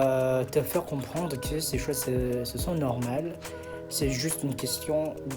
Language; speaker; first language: French; non-native, fluent; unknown